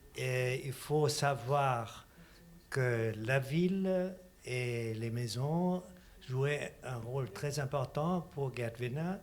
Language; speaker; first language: French; non-native, fluent; German